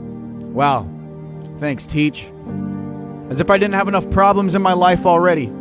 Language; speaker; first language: English; native; English